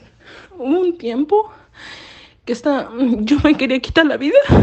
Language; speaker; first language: Spanish; native; Spanish